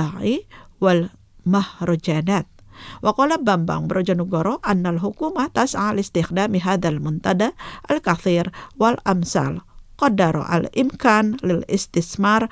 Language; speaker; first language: Arabic; non-native, fluent; Indonesian